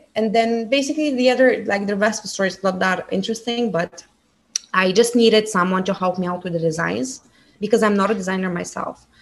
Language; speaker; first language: English; non-native, fluent; Bulgarian